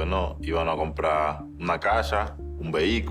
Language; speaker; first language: Spanish; native; Spanish